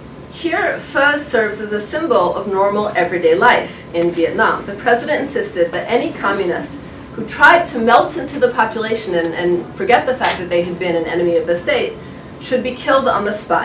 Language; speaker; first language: English; native; English